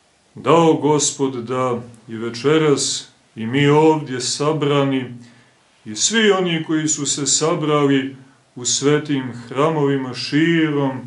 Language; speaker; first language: Serbian; native; Serbian